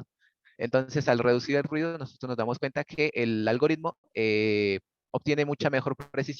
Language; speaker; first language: Spanish; native; Spanish